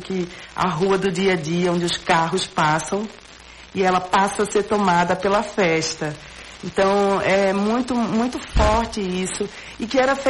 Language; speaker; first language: Portuguese; native; Portuguese